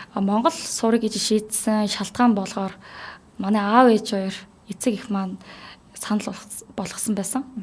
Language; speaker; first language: Mongolian; non-native, fluent; Korean